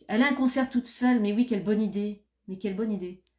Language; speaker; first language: French; native; French